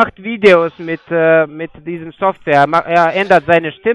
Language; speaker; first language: German; non-native, fluent; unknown